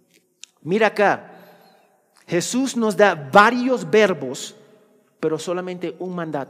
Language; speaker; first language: Spanish; early bilingual, heritage; Spanish